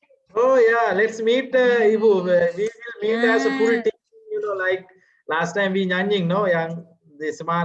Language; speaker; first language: English; non-native, fluent; Sinhala